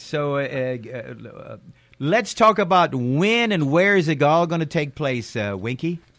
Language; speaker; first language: English; native; English